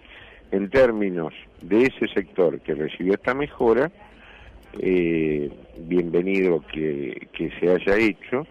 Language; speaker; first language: Spanish; native; Spanish